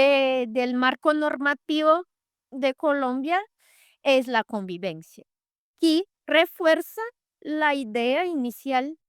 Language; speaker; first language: Spanish; non-native, fluent; Portuguese